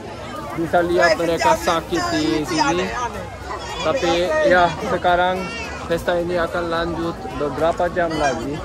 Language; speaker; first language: Indonesian; non-native, fluent; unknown